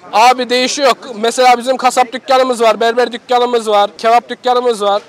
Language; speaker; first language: Turkish; early bilingual, heritage; Turkish